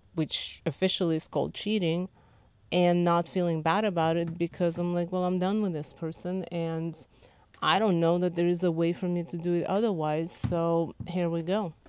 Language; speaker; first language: English; non-native, fluent; Lithuanian